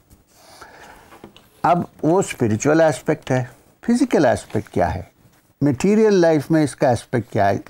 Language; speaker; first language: Hindi; non-native, local second language; Malayalam